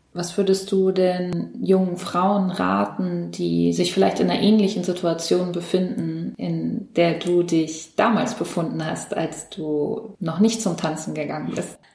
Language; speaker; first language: German; native; German